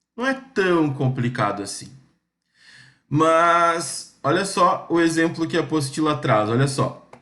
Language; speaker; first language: Portuguese; native; Portuguese